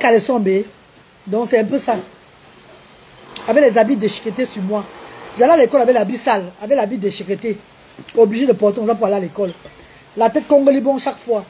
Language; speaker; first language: French; non-native, local second language; Lingala